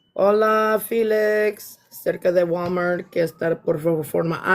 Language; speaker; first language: Spanish; non-native, learner; English